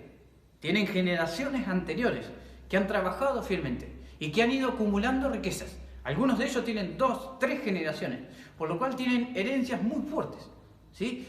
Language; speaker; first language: Spanish; native; Spanish